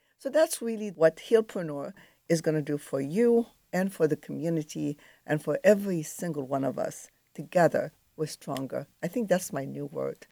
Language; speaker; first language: English; non-native, fluent; Arabic